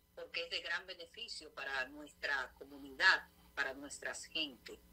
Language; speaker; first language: Spanish; native; Spanish